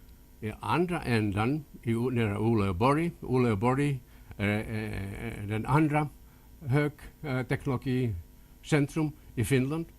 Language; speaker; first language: Swedish; non-native, local second language; Finnish